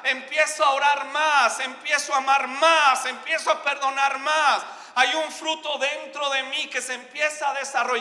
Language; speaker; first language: Spanish; native; Spanish